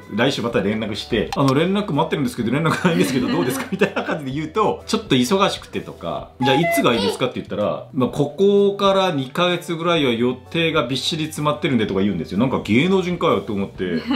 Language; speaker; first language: Japanese; non-native, fluent; Korean